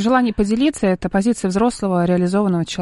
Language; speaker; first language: Russian; native; Russian